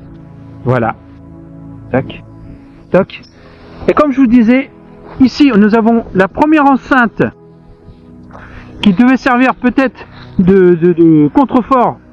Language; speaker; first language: French; native; French